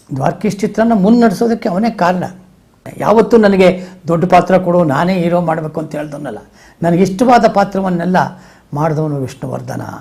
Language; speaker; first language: Kannada; native; Kannada